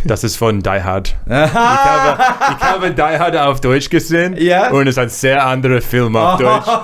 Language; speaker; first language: German; non-native, learner; English